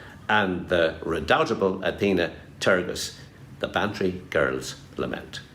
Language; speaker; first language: English; native; English